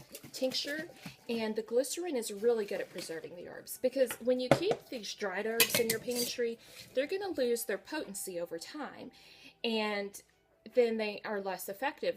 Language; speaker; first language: English; native; English